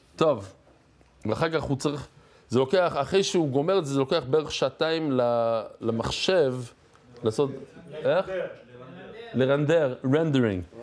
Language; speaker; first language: Hebrew; non-native, fluent; English